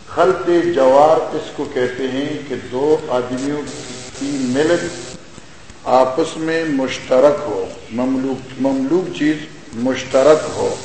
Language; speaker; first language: Urdu; non-native, local second language; Pashto